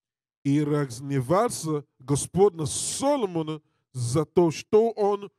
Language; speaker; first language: Russian; non-native, learner; English